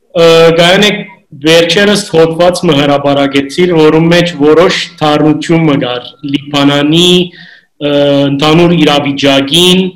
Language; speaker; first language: Armenian; native; Armenian